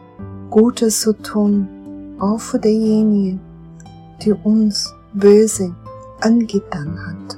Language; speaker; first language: German; non-native, fluent; Portuguese